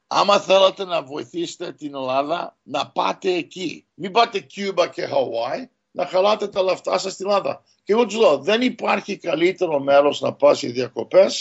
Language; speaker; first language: Greek; early bilingual, heritage; Greek